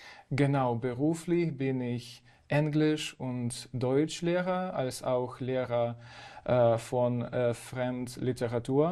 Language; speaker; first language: German; non-native, fluent; Ukrainian